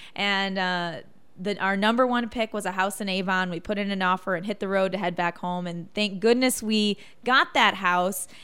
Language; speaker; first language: English; native; English